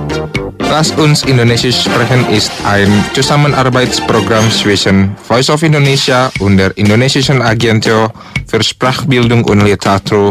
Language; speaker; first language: German; non-native, fluent; Indonesian